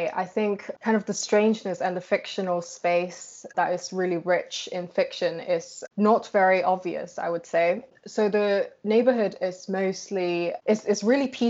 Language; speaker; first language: English; non-native, local second language; Cantonese